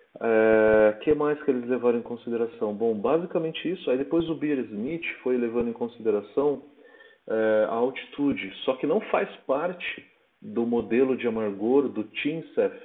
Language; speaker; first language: Portuguese; native; Portuguese